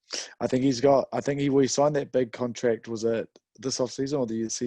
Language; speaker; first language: English; native; English